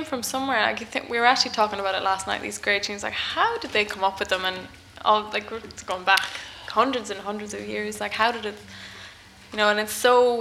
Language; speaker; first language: English; native; English